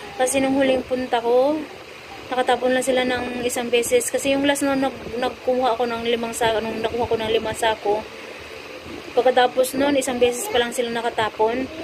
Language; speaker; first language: Filipino; non-native, local second language; Cebuano